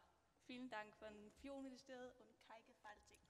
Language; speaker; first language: German; non-native, learner; Danish